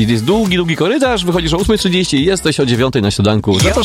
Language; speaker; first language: Polish; native; Polish